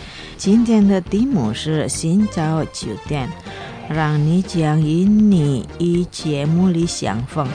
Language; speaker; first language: Chinese; non-native, learner; Indonesian